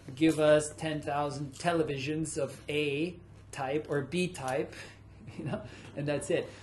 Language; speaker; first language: English; early bilingual, other home language; German